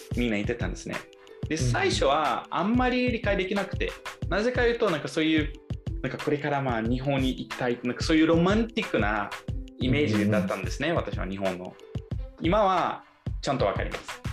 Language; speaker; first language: Japanese; non-native, fluent; Portuguese